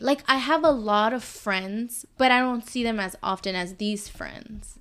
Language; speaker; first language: English; early bilingual, other home language; Spanish